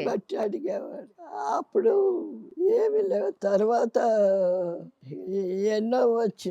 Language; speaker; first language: Telugu; native; Telugu